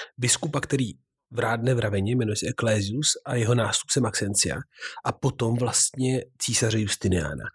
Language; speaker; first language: Czech; native; Czech